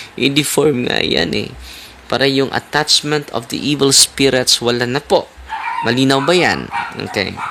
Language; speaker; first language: Filipino; non-native, local second language; Cebuano